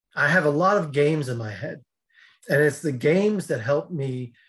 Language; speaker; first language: English; native; English